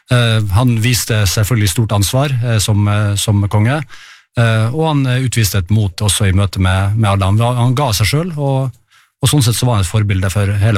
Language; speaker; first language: Norwegian; native; Norwegian